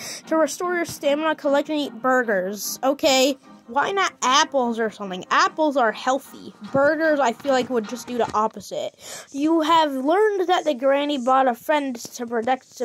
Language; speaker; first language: English; native; English